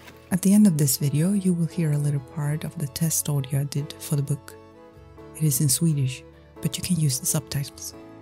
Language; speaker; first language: English; non-native, fluent; Swedish